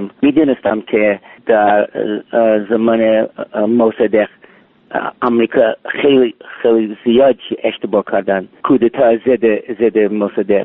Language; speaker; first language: Persian; non-native, learner; English